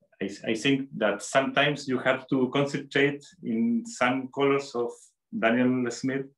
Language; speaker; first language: English; non-native, fluent; Spanish